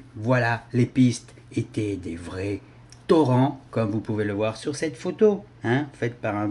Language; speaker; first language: French; native; French